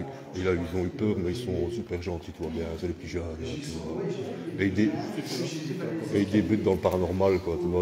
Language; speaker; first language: French; native; French